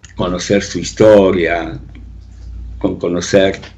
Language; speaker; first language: Spanish; native; Spanish